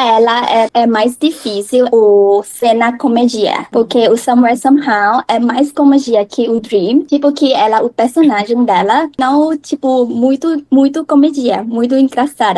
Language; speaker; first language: Portuguese; non-native, learner; Thai